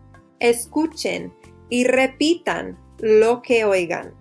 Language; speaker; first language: Spanish; non-native, fluent; English